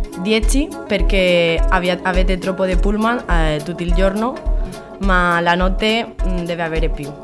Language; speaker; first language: Italian; non-native, learner; Spanish